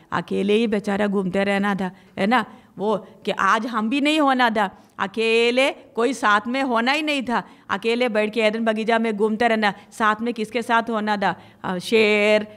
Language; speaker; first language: Hindi; non-native, local second language; Malayalam